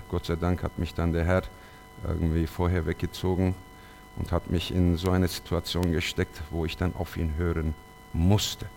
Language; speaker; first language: German; early bilingual, other home language; Turkish